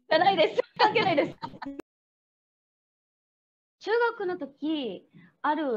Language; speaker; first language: Japanese; non-native, learner; Indonesian